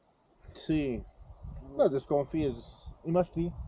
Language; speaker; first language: Spanish; native; Spanish